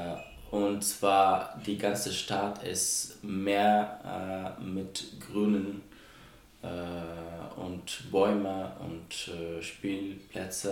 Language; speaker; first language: German; non-native, fluent; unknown